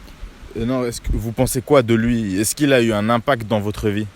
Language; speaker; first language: French; native; French